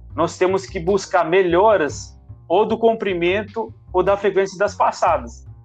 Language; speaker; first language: Portuguese; non-native, fluent; Italian